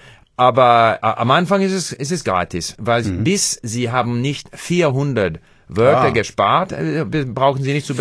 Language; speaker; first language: German; non-native, learner; English